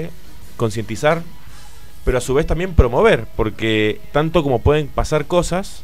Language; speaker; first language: Spanish; native; Spanish